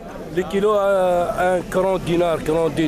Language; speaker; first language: French; non-native, learner; Arabic